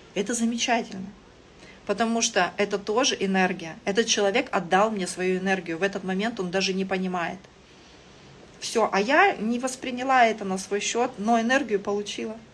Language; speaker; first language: Russian; native; Russian